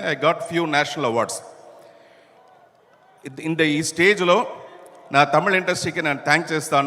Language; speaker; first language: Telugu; early bilingual, heritage; Telugu